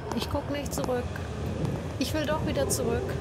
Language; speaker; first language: German; native; German